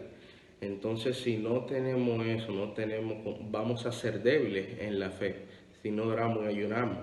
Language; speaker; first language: Spanish; native; Spanish